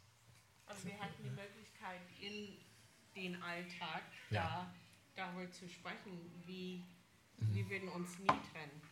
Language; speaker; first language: German; non-native, fluent; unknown